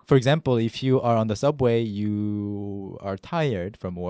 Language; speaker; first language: English; non-native, fluent; Korean